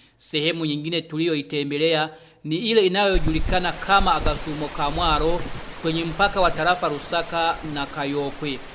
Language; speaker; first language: Swahili; non-native, local second language; Rundi